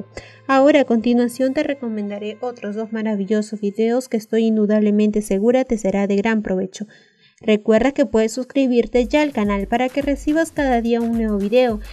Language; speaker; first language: Spanish; native; Spanish